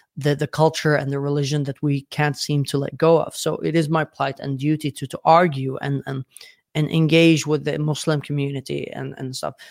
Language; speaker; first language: English; non-native, fluent; Arabic